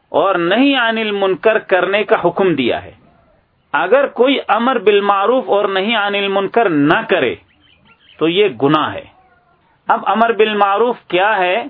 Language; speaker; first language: Urdu; native; Urdu